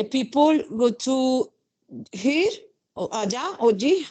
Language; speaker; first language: English; non-native, learner; Spanish